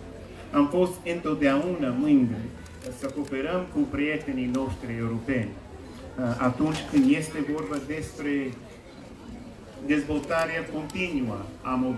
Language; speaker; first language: Romanian; non-native, fluent; English